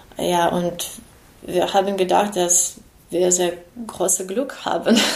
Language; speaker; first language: German; non-native, learner; Ukrainian